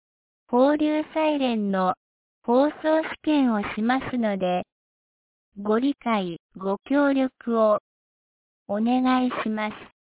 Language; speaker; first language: Japanese; native; Japanese